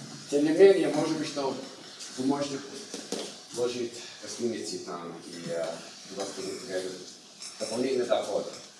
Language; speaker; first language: Russian; non-native, learner; English